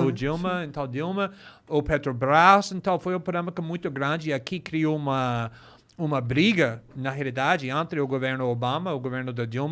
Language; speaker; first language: Portuguese; non-native, fluent; English